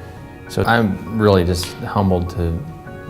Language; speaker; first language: English; native; English